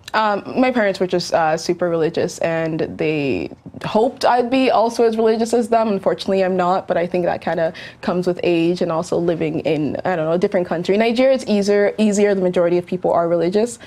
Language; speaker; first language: English; early bilingual, other home language; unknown